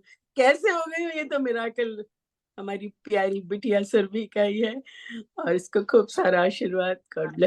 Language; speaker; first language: Hindi; native; Hindi